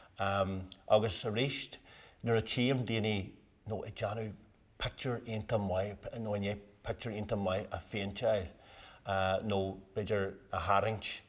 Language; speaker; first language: Irish; native; Irish